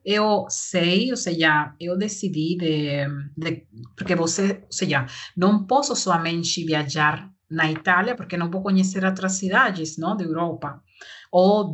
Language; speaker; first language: Portuguese; non-native, learner; Spanish